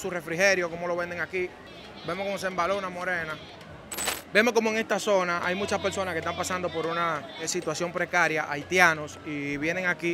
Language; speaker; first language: Spanish; native; Spanish